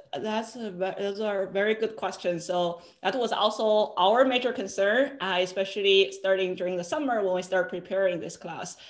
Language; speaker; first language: English; non-native, fluent; Chinese